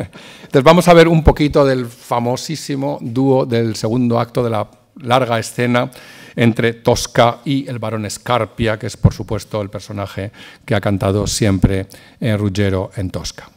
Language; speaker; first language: Spanish; native; Spanish